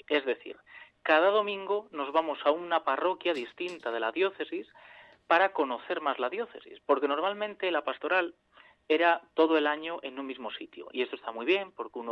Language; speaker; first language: Spanish; native; Spanish